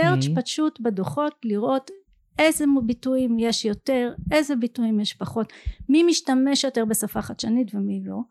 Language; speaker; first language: Hebrew; native; Hebrew